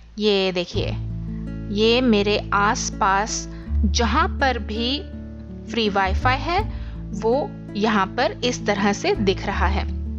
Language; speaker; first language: Hindi; native; Hindi